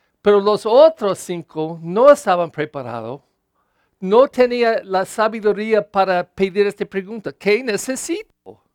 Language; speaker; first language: Spanish; non-native, learner; English